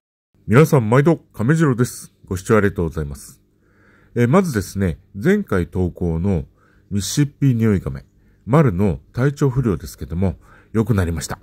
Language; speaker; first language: Japanese; native; Japanese